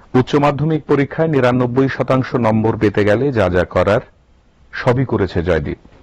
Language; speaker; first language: Bangla; native; Bangla